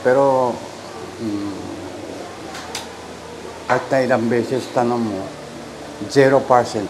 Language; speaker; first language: Filipino; non-native, learner; Japanese